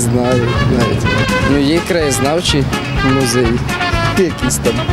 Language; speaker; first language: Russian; non-native, local second language; Ukrainian